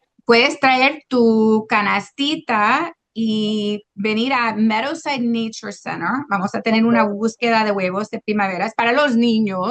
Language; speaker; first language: Spanish; non-native, local second language; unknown